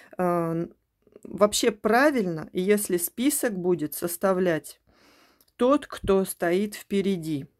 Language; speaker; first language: Russian; native; Russian